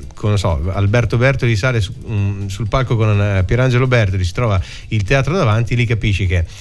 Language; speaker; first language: Italian; native; Italian